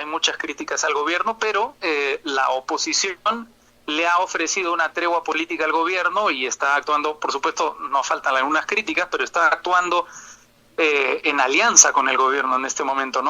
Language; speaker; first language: Spanish; native; Spanish